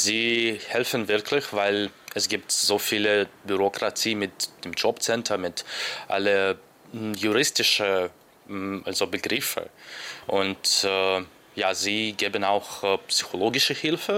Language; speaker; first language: German; non-native, fluent; Arabic